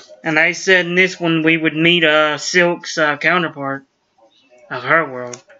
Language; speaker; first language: English; native; English